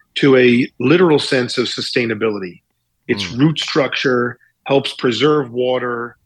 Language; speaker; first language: English; native; English